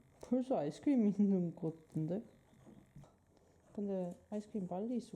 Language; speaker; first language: Korean; non-native, learner; Swedish